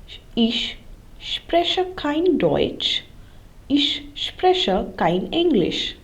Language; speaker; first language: German; non-native, fluent; Hindi